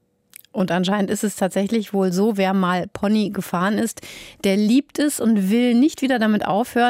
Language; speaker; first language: German; native; German